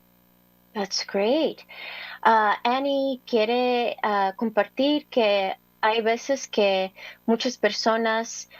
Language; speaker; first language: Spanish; early bilingual, heritage; English